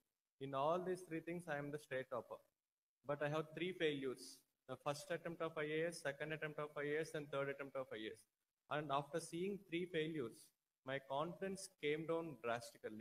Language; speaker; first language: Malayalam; non-native, learner; Telugu